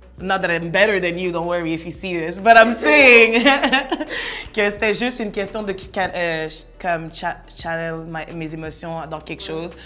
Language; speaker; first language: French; early bilingual, other home language; Bambara